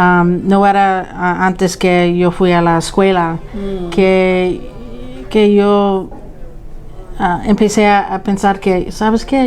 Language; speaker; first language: Spanish; early bilingual, heritage; Spanish